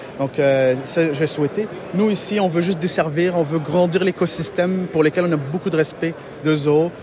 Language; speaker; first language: French; non-native, local second language; Arabic